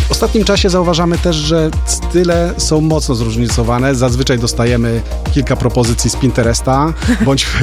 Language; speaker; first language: Polish; native; Polish